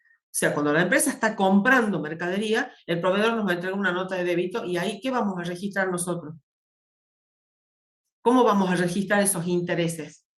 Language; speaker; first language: Spanish; native; Spanish